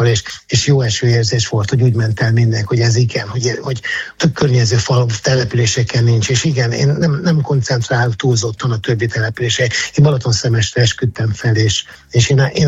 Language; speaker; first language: Hungarian; native; Hungarian